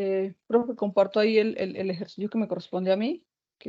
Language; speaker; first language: Spanish; native; Spanish